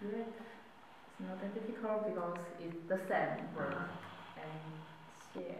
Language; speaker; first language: English; non-native, fluent; Chinese